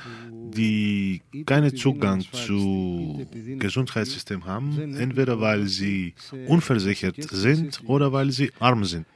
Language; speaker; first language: German; non-native, fluent; Greek